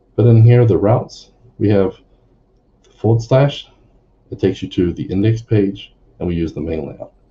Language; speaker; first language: English; native; English